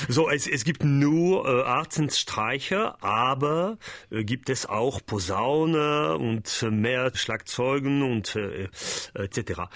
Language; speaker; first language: German; non-native, learner; French